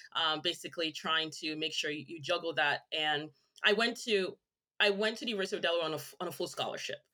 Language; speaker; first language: English; early bilingual, other home language; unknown